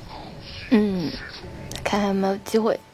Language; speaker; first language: Chinese; native; Chinese